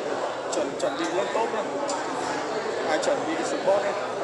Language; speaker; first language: Vietnamese; native; Vietnamese